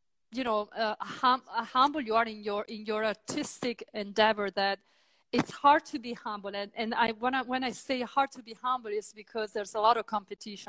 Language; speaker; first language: English; non-native, fluent; Italian